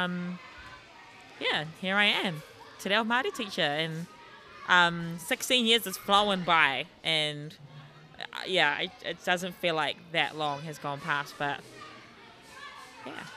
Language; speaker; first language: English; native; English